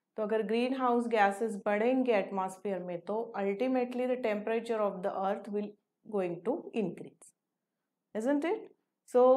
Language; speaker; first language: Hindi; non-native, local second language; Marathi